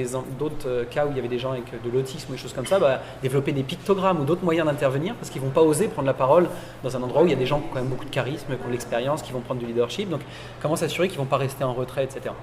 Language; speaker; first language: French; native; French